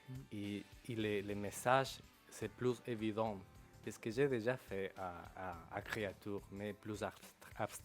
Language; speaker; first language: French; non-native, local second language; Spanish